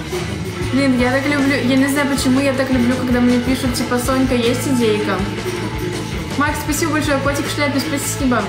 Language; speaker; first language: Russian; native; Russian